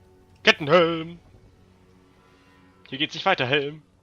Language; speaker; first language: German; native; German